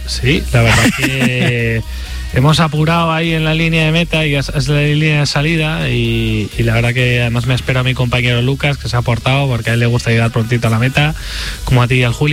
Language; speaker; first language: Spanish; native; Spanish